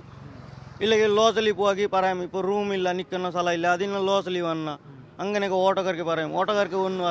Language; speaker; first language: Malayalam; non-native, local second language; Assamese